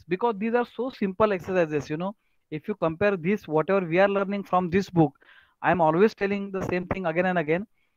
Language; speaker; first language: English; non-native, local second language; Marathi